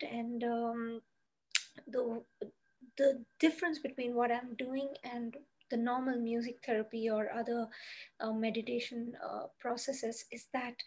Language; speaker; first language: English; non-native, local second language; Bangla